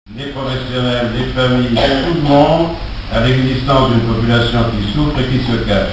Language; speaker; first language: French; native; French